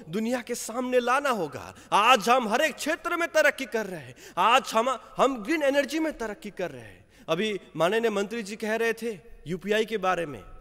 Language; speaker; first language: Hindi; non-native, local second language; Nepali